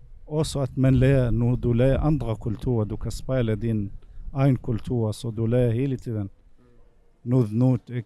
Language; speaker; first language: Danish; non-native, fluent; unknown